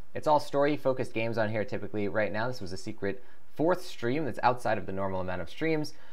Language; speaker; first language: English; native; English